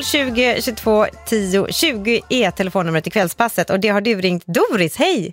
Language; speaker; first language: Swedish; native; Swedish